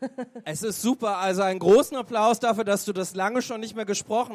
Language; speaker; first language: German; native; German